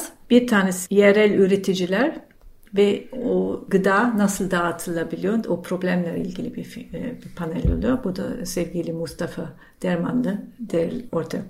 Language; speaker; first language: Turkish; non-native, fluent; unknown